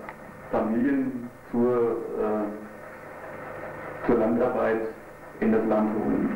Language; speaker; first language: German; native; German